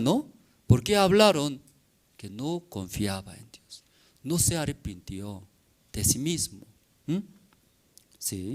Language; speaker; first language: Spanish; non-native, learner; Korean